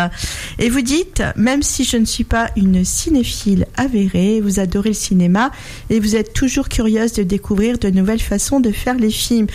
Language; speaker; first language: French; native; French